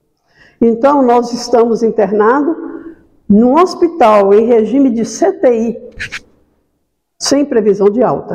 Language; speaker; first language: Portuguese; native; Portuguese